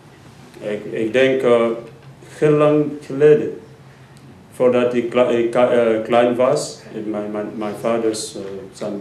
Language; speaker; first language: Dutch; non-native, learner; Lingala